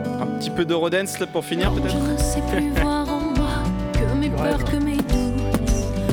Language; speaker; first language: French; native; French